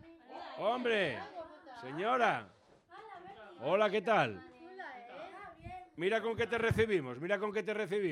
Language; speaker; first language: Spanish; native; Spanish